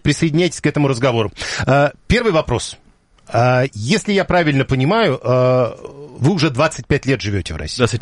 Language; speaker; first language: Russian; native; Russian